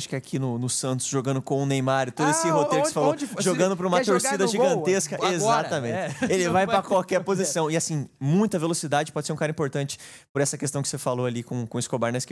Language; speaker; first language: Portuguese; native; Portuguese